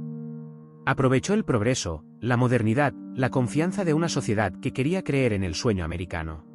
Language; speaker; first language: Spanish; native; Spanish